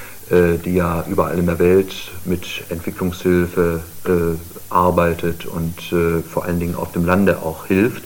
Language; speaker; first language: German; native; German